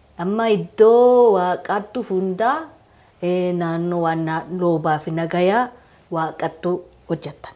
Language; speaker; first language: Oromo; non-native, fluent; Japanese